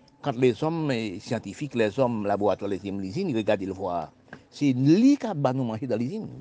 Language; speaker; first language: French; non-native, local second language; Haitian Creole